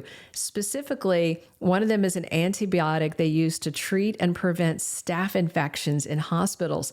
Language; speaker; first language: English; native; English